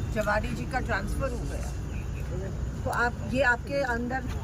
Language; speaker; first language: Hindi; non-native, local second language; Marathi